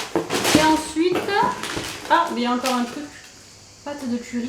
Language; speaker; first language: French; native; French